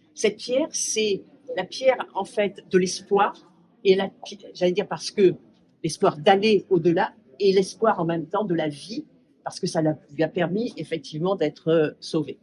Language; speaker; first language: French; native; French